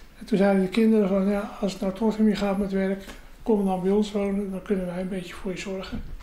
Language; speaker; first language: Dutch; native; Dutch